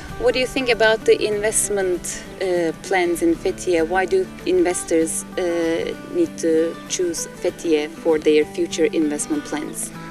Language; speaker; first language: English; non-native, fluent; Turkish